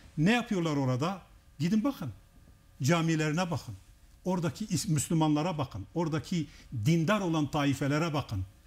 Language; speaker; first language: Turkish; non-native, local second language; Kurdish